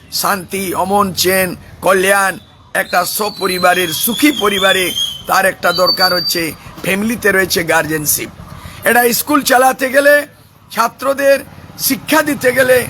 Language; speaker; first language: Bangla; non-native, local second language; Santali